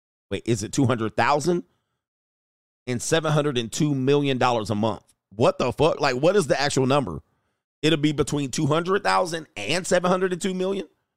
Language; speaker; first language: English; native; English